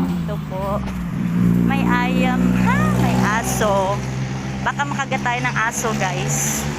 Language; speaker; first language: Filipino; non-native, local second language; Waray